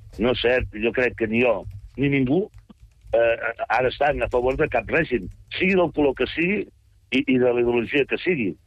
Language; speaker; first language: Catalan; native; Catalan